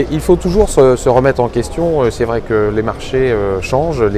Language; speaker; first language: French; native; French